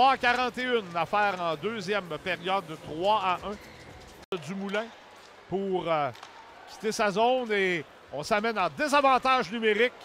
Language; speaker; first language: French; native; French